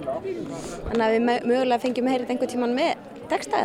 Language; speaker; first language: Icelandic; native; Icelandic